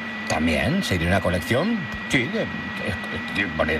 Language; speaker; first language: Spanish; native; Spanish